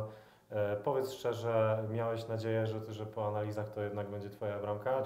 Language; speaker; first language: Polish; native; Polish